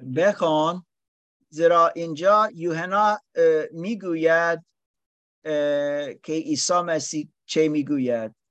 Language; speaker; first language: Persian; non-native, learner; English